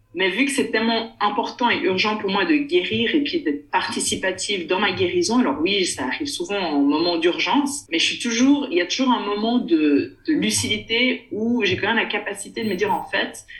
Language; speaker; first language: French; native; French